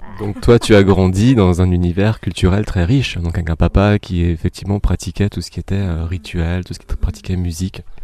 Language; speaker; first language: French; native; French